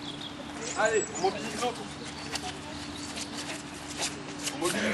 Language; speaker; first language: French; native; French